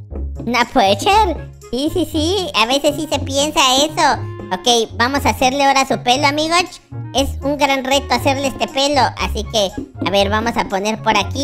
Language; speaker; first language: Spanish; native; Spanish